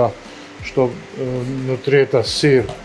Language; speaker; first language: Russian; non-native, learner; Armenian